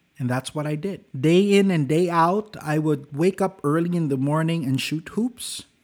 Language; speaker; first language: English; non-native, local second language; Cebuano